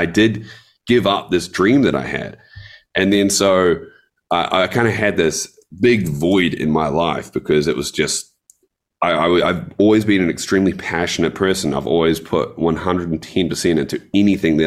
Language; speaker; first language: English; native; English